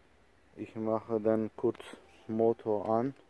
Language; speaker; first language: German; non-native, learner; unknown